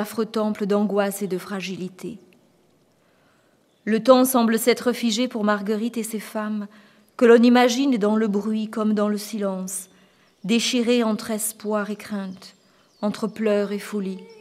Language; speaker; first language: French; native; French